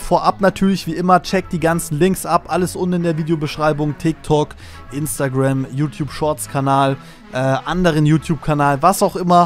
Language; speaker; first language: German; native; German